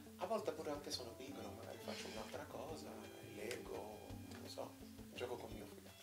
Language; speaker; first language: Italian; non-native, fluent; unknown